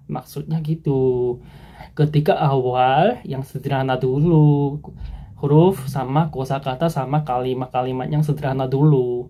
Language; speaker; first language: Indonesian; non-native, fluent; Korean